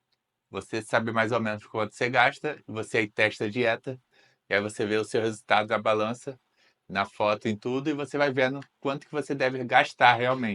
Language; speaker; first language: Portuguese; native; Portuguese